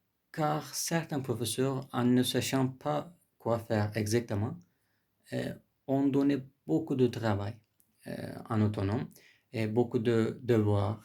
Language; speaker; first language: French; non-native, learner; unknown